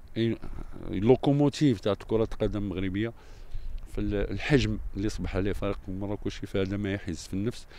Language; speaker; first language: Arabic; native; Arabic